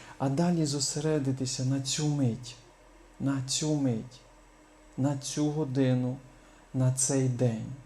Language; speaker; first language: Ukrainian; native; Ukrainian